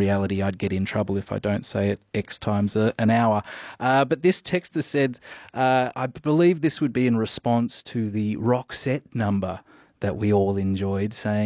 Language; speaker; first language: English; native; English